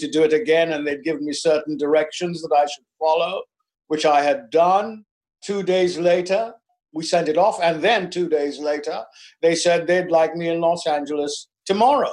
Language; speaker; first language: English; native; English